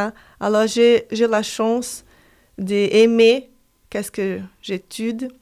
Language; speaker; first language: French; non-native, fluent; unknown